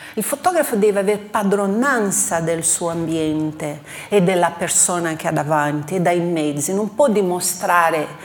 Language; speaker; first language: Italian; non-native, fluent; Portuguese